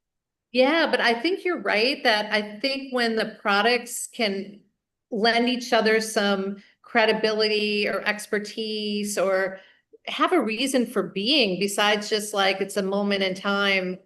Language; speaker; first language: English; native; English